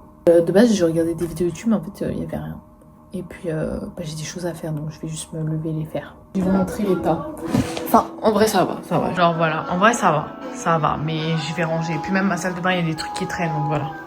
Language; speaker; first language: French; native; French